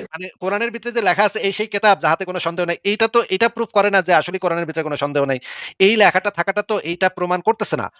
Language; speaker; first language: Bangla; native; Bangla